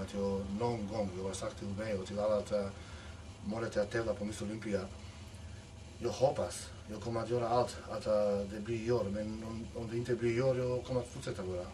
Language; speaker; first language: Swedish; non-native, fluent; Macedonian